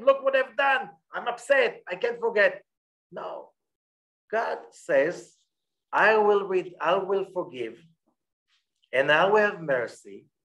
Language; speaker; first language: English; non-native, fluent; Hebrew